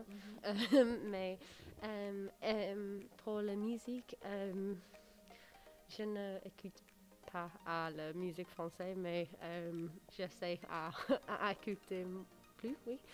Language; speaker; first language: French; non-native, learner; English